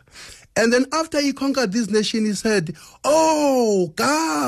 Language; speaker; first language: English; non-native, local second language; Zulu